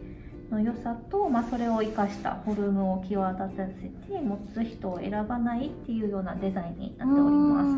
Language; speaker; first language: Japanese; native; Japanese